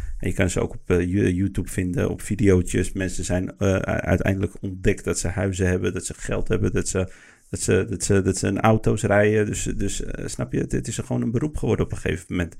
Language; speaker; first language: Dutch; early bilingual, other home language; Arabic